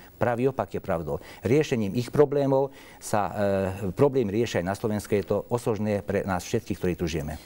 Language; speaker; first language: Slovak; non-native, local second language; Hungarian